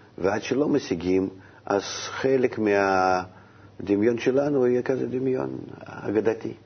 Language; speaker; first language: Hebrew; non-native, fluent; Russian